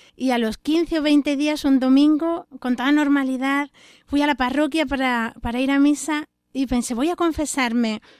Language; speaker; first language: Spanish; native; Spanish